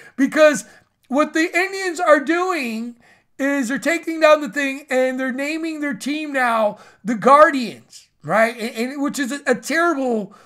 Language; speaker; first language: English; native; English